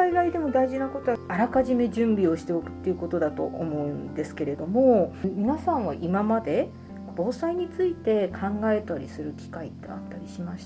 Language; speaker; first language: Japanese; native; Japanese